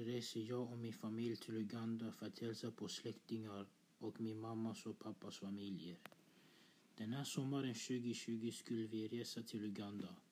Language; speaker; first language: Swedish; early bilingual, other home language; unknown